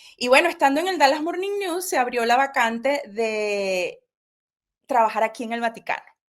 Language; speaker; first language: Spanish; native; Spanish